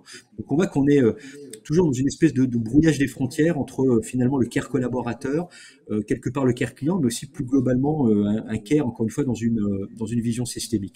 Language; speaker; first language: French; native; French